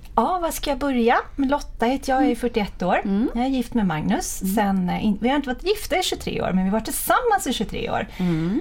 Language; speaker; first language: Swedish; native; Swedish